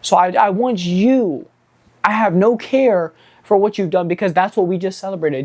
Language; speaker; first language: English; native; English